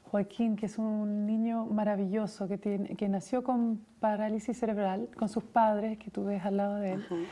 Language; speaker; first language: Spanish; native; Spanish